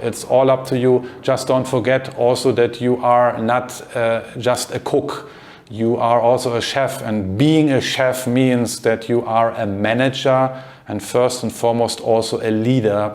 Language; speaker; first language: English; non-native, fluent; German